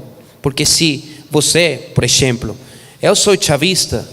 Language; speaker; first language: Portuguese; non-native, fluent; Spanish